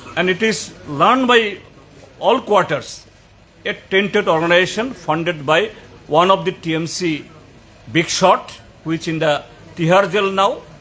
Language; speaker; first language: English; non-native, local second language; Bangla